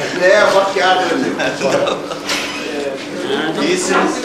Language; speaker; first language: Turkish; early bilingual, heritage; Turkish